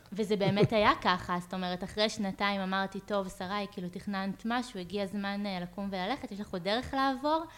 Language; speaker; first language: Hebrew; native; Hebrew